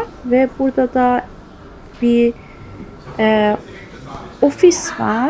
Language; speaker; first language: Turkish; non-native, fluent; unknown